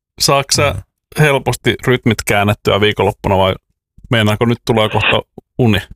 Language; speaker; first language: Finnish; native; Finnish